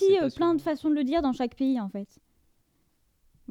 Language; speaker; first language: French; native; French